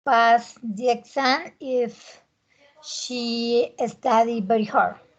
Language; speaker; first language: English; non-native, learner; Spanish